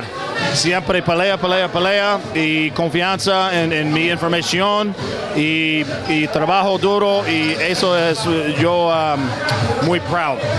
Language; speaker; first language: Spanish; non-native, learner; English